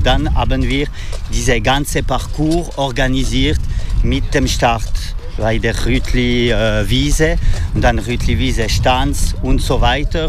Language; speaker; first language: German; non-native, fluent; French